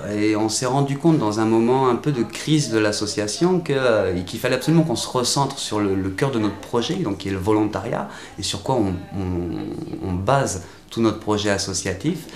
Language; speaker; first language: French; native; French